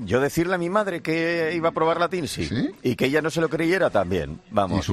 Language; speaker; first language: Spanish; native; Spanish